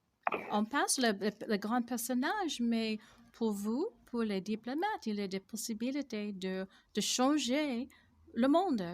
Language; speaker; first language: French; non-native, fluent; English